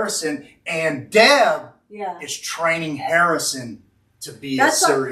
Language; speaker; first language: English; native; English